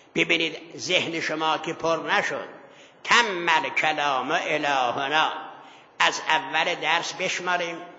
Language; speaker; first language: Persian; non-native, local second language; Azerbaijani